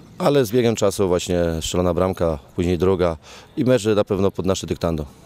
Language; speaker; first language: Polish; native; Polish